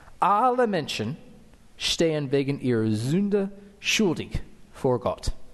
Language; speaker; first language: German; non-native, fluent; English